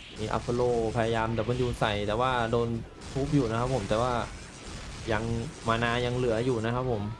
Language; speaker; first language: Thai; native; Thai